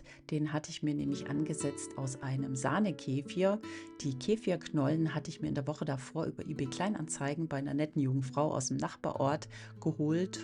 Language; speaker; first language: German; native; German